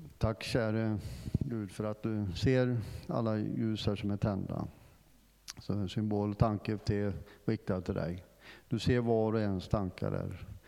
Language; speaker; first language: Swedish; non-native, fluent; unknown